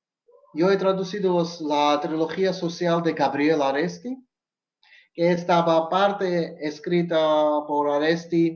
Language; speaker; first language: Spanish; non-native, fluent; Georgian